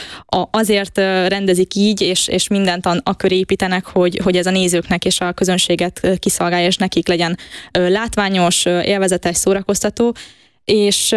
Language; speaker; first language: Hungarian; native; Hungarian